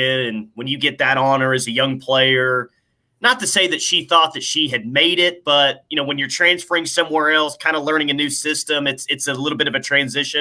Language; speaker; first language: English; native; English